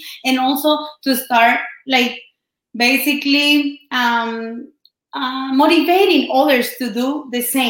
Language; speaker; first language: English; non-native, fluent; Spanish